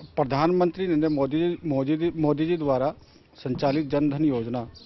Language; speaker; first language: Hindi; native; Hindi